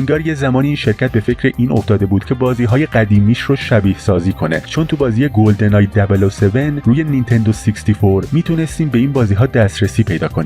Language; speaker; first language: Persian; native; Persian